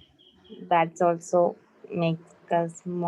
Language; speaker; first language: English; non-native, learner; Malayalam